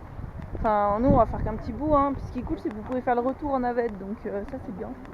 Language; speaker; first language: French; native; French